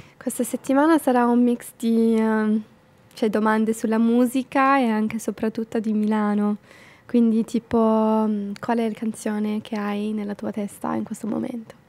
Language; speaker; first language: Italian; non-native, fluent; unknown